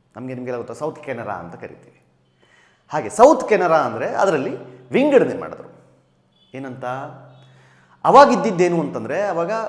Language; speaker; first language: Kannada; native; Kannada